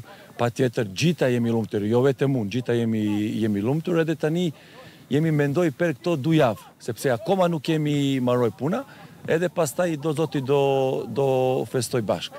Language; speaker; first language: Albanian; non-native, learner; Serbian